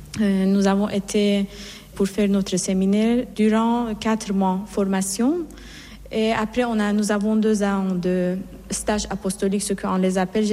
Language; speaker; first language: French; non-native, fluent; Persian